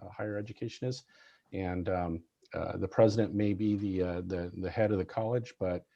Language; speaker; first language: English; native; English